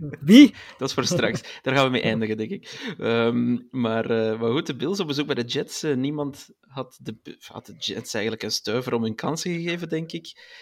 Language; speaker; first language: Dutch; native; Dutch